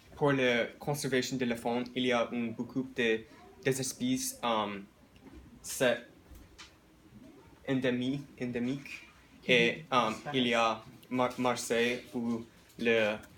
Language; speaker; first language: French; non-native, learner; English